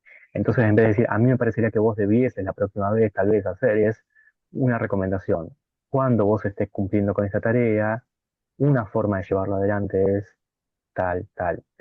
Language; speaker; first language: Spanish; native; Spanish